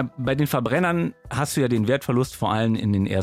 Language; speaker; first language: German; native; German